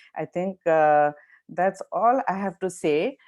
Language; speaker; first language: English; non-native, local second language; Nepali